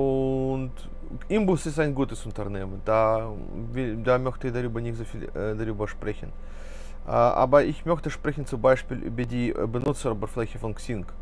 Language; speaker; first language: German; non-native, fluent; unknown